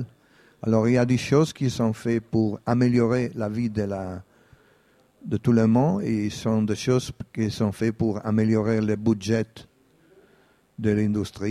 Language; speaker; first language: French; non-native, fluent; Italian